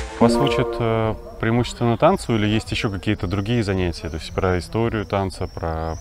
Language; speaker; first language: Russian; native; Russian